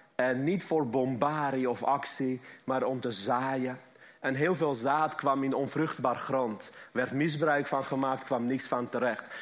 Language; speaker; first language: Dutch; early bilingual, other home language; Armenian